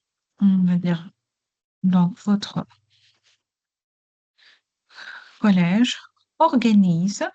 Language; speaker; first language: French; non-native, local second language; Arabic